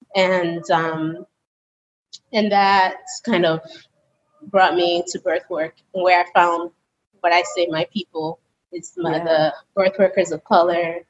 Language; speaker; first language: English; early bilingual, other home language; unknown